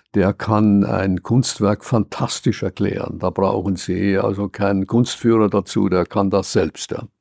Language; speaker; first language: German; native; German